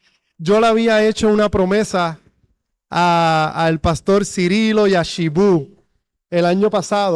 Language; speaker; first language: Spanish; native; Spanish